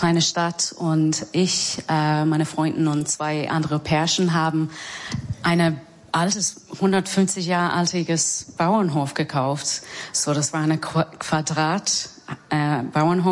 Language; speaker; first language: German; non-native, learner; English